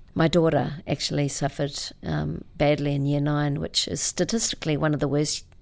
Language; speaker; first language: English; native; English